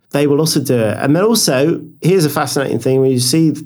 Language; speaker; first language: English; native; English